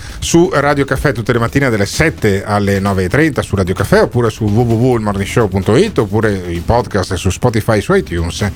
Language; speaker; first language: Italian; native; Italian